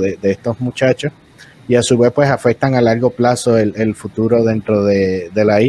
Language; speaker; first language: Spanish; native; Spanish